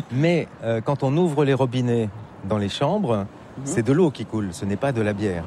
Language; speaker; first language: French; native; French